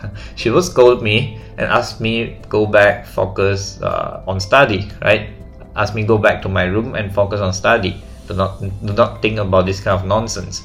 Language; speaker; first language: English; non-native, local second language; Chinese